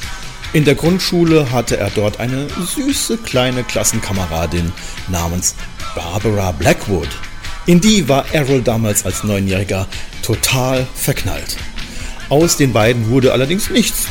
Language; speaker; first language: German; native; German